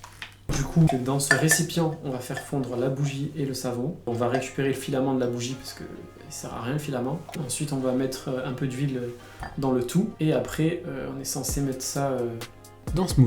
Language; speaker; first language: French; native; French